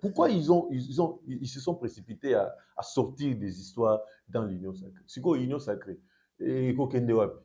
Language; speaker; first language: French; non-native, local second language; Lingala